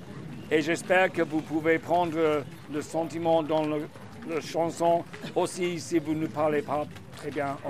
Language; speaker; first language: French; non-native, learner; English